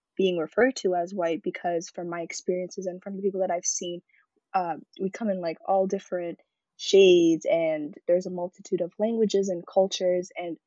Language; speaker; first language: English; early bilingual, other home language; Arabic